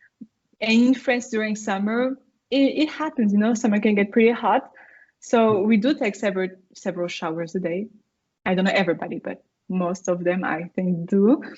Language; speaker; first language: English; non-native, fluent; French